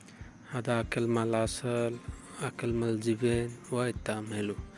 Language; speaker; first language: Arabic; non-native, learner; Bangla